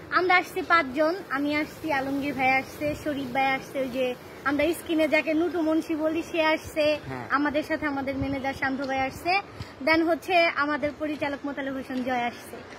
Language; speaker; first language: Bangla; native; Bangla